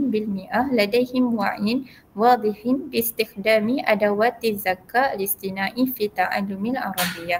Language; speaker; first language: Arabic; non-native, learner; Malay